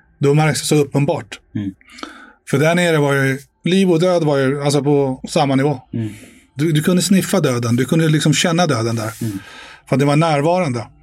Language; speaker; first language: Swedish; early bilingual, other home language; Arabic